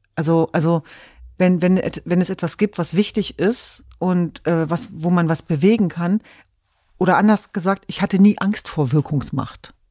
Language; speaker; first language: German; early bilingual, other home language; Kurdish